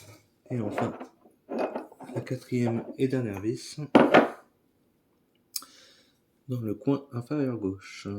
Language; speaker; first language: French; native; French